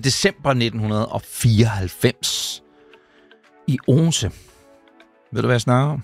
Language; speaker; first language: Danish; native; Danish